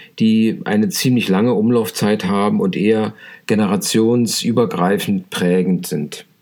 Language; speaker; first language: German; native; German